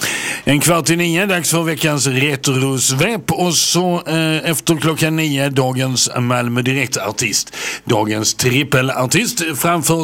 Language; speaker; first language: Swedish; native; Swedish